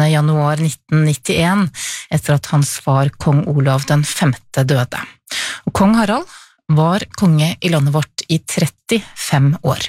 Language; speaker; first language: Norwegian; native; Norwegian